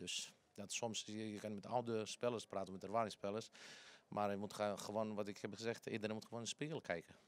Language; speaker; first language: Dutch; non-native, fluent; Greek